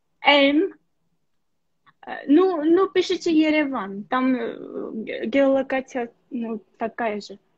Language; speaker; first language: Russian; non-native, local second language; Armenian